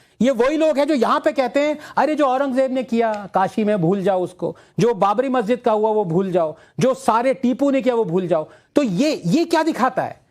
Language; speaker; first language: Hindi; non-native, local second language; Tamil